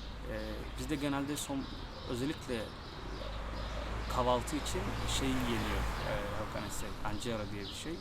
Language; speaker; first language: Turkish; non-native, fluent; Somali